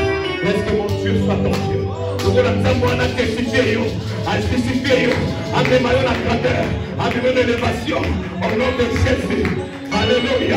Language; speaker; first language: French; non-native, local second language; Lingala